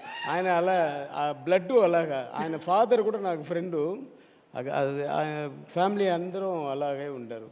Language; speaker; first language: Telugu; non-native, learner; Tamil